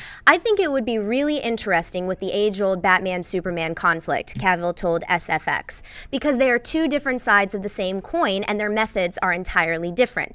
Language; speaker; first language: English; native; English